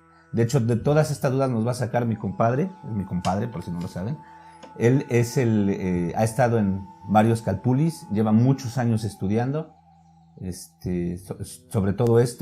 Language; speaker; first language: Spanish; native; Spanish